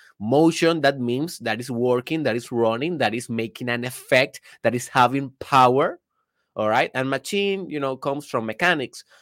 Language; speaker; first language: English; non-native, fluent; Spanish